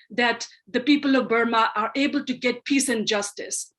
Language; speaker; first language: English; non-native, local second language; Manipuri